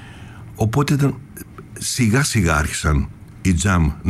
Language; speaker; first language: Greek; native; Greek